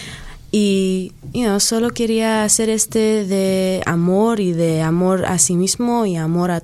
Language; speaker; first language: Spanish; early bilingual, heritage; English